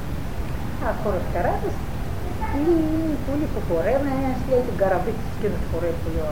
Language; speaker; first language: Greek; native; Greek